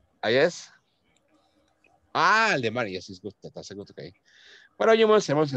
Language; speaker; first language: English; non-native, fluent; Spanish